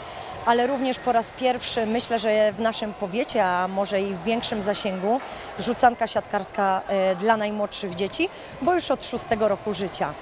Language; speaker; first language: Polish; native; Polish